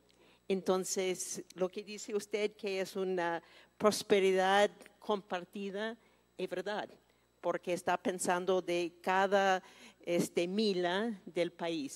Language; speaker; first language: Spanish; non-native, fluent; English